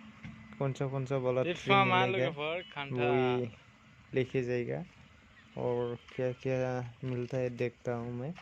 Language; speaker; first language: Hindi; non-native, local second language; Bodo